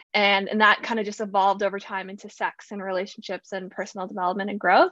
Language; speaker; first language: English; native; English